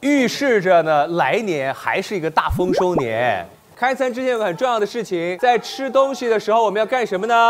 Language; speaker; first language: Chinese; native; Chinese